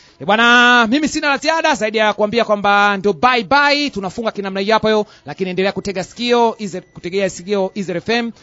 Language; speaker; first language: Swahili; non-native, local second language; Rundi